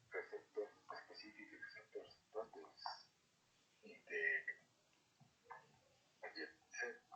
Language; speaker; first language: English; non-native, learner; Spanish